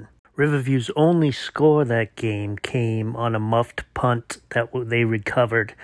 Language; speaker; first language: English; native; English